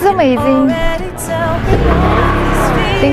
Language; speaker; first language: English; non-native, learner; Korean